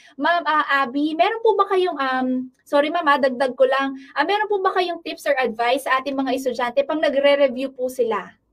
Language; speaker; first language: Filipino; non-native, local second language; Pampanga